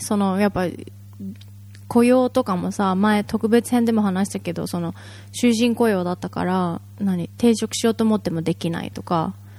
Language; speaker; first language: Japanese; native; Japanese